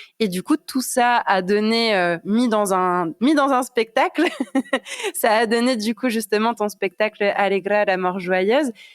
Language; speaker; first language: French; native; French